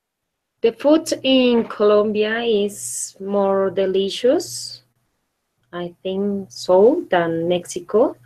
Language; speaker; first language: English; non-native, learner; Spanish